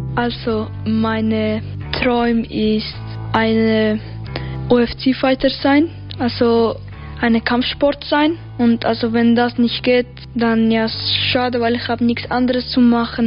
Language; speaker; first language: German; early bilingual, other home language; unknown